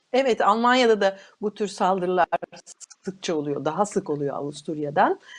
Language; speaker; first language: Turkish; native; Turkish